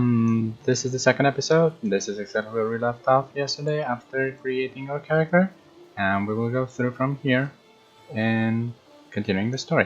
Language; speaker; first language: English; non-native, fluent; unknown